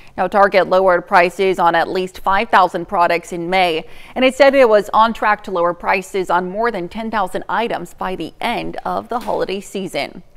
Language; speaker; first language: English; native; English